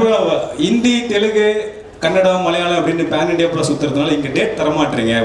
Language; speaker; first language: Tamil; native; Tamil